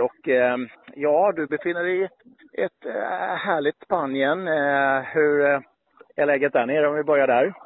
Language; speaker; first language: Swedish; native; Swedish